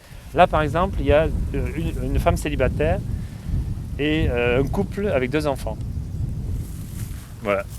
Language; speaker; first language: French; native; French